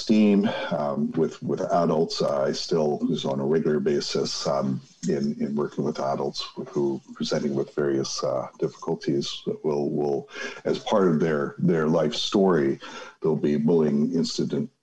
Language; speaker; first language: English; native; English